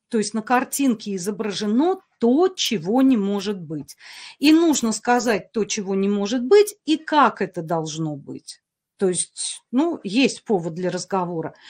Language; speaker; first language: Russian; native; Russian